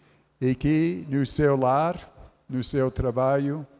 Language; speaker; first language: Portuguese; non-native, fluent; English